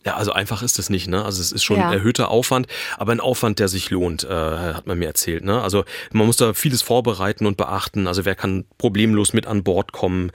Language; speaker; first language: German; native; German